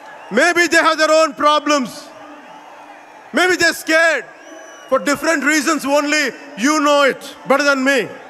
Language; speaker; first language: English; non-native, local second language; Telugu